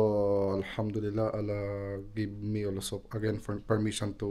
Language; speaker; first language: English; non-native, local second language; Filipino